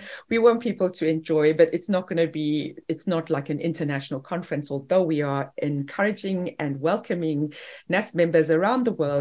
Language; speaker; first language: English; native; English